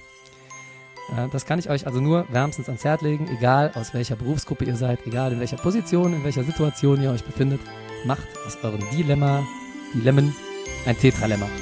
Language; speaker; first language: German; native; German